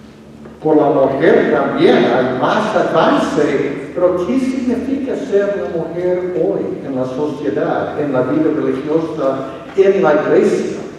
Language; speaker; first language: Spanish; non-native, fluent; English